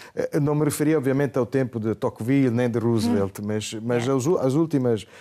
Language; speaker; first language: Portuguese; non-native, fluent; Italian